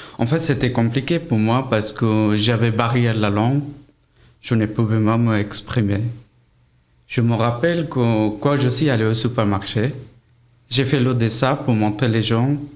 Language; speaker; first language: French; non-native, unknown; Bangla